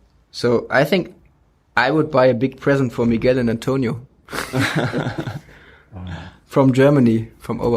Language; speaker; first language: English; non-native, fluent; German